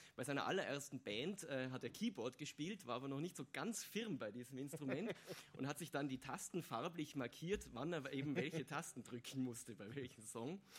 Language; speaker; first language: German; native; German